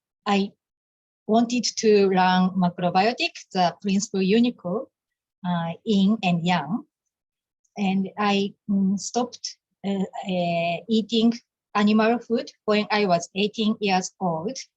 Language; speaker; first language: English; non-native, learner; Japanese